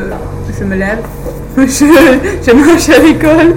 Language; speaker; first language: French; non-native, fluent; English